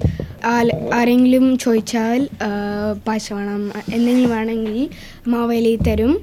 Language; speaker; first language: Malayalam; early bilingual, heritage; Malayalam